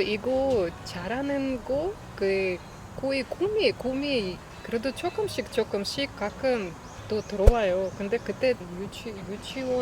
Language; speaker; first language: Korean; non-native, learner; Russian